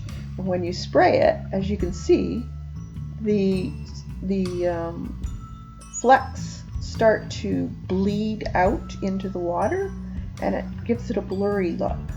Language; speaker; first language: English; native; English